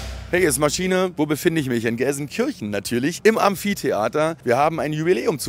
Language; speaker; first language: German; native; German